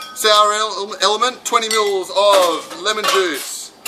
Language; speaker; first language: English; native; English